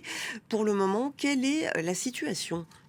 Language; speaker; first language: French; native; French